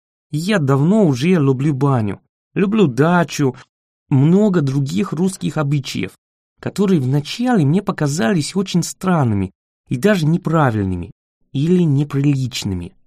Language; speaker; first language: Russian; non-native, fluent; English